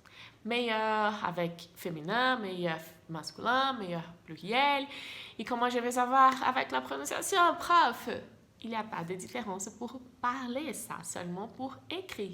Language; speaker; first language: French; non-native, fluent; Portuguese